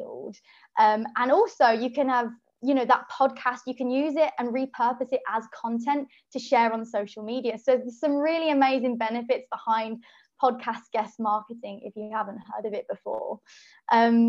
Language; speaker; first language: English; native; English